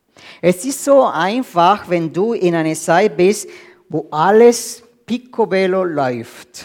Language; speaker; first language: German; non-native, fluent; Spanish